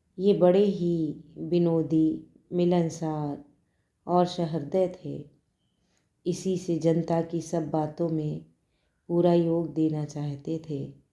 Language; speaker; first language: Hindi; native; Hindi